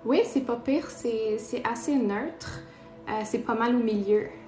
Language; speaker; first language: French; non-native, local second language; Portuguese